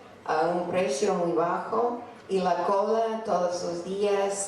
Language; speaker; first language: Spanish; non-native, fluent; English